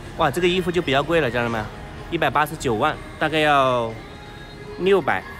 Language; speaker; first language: Chinese; native; Chinese